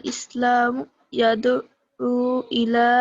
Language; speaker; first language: Arabic; non-native, learner; Divehi